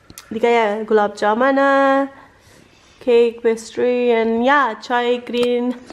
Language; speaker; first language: Persian; early bilingual, heritage; Persian